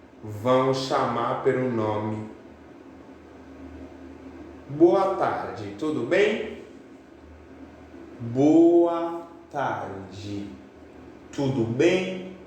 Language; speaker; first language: Portuguese; non-native, fluent; Haitian Creole